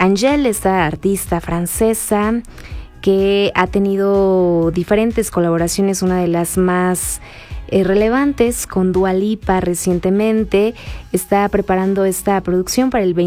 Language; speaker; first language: Spanish; native; Spanish